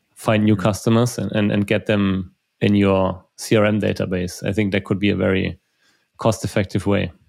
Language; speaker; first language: English; non-native, fluent; German